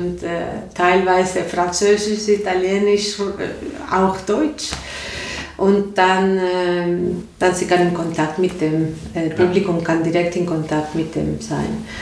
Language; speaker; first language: German; non-native, learner; Spanish